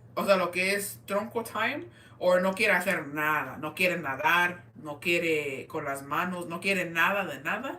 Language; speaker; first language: Spanish; early bilingual, heritage; Spanish